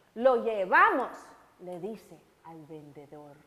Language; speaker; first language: Spanish; early bilingual, heritage; Spanish